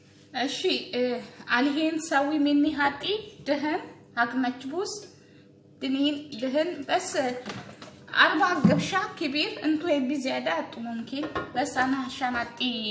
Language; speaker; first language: Arabic; non-native, learner; Amharic